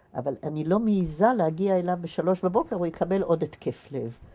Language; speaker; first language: Hebrew; native; Hebrew